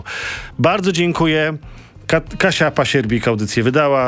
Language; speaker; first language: Polish; native; Polish